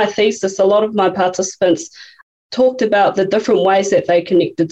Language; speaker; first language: English; native; English